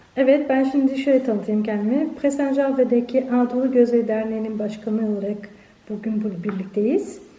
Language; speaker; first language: Turkish; early bilingual, heritage; Turkish